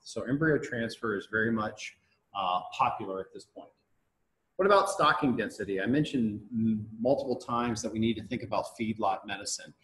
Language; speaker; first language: English; native; English